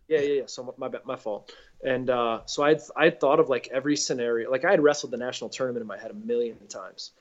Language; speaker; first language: English; native; English